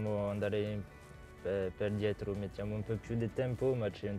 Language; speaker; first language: Italian; non-native, learner; French